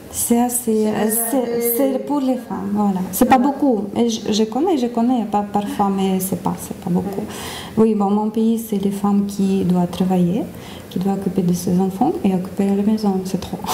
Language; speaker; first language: French; non-native, learner; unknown